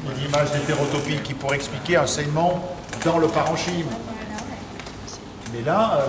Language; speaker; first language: French; native; French